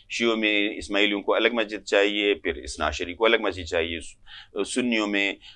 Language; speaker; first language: Urdu; non-native, local second language; Pashto